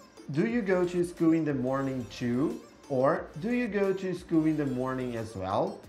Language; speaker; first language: English; non-native, fluent; Portuguese